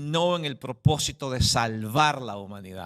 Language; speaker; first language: Spanish; native; Spanish